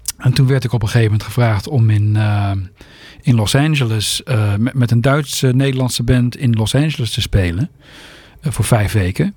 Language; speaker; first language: Dutch; native; Dutch